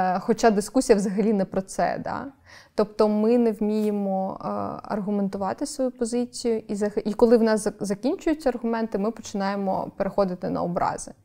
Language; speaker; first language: Ukrainian; non-native, local second language; Crimean Tatar